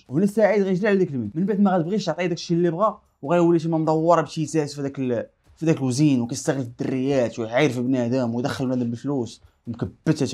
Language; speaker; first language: Arabic; native; Arabic